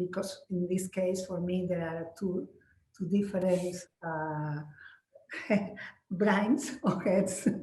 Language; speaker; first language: English; non-native, learner; Spanish